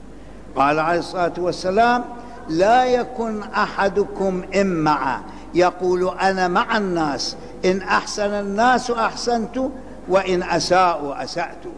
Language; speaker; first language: Arabic; native; Arabic